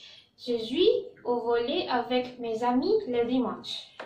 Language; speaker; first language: French; non-native, learner; Malay